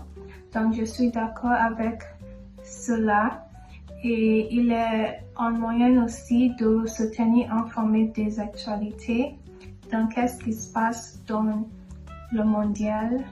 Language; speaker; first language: French; non-native, learner; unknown